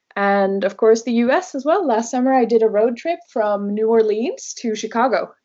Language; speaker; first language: English; non-native, fluent; Norwegian